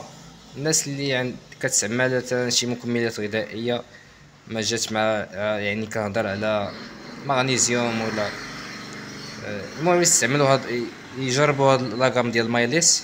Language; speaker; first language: Arabic; native; Arabic